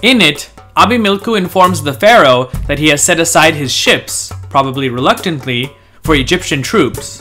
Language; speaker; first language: English; native; English